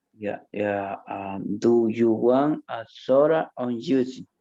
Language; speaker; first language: English; non-native, learner; Spanish